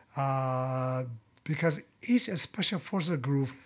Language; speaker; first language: English; non-native, fluent; Persian